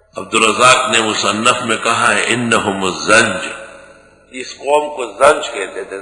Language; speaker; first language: Urdu; non-native, local second language; Pashto